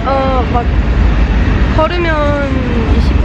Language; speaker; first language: Korean; non-native, fluent; German